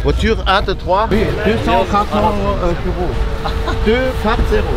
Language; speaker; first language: French; non-native, learner; German